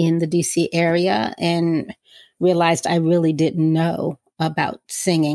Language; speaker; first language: English; native; English